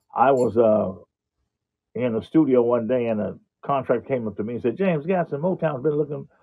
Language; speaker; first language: English; native; English